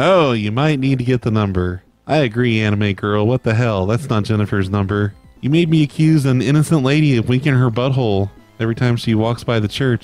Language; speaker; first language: English; native; English